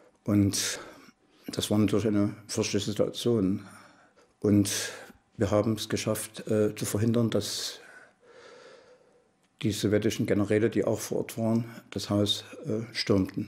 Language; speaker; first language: German; native; German